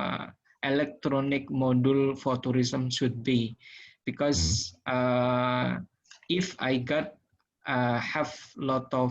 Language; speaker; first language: English; non-native, learner; Indonesian